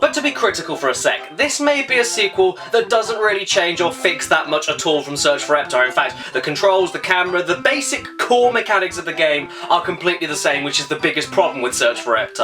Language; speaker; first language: English; native; English